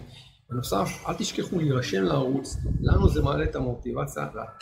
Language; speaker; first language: Hebrew; native; Hebrew